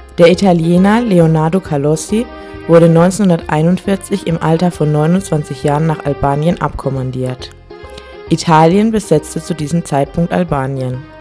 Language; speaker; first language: German; native; German